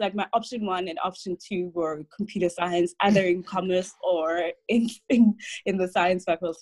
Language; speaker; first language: English; non-native, local second language; Tswana